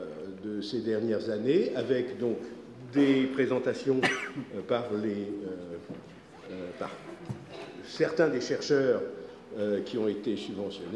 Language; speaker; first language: French; native; French